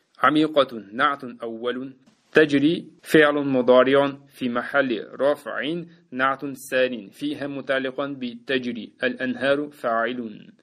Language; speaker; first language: Arabic; non-native, fluent; Uzbek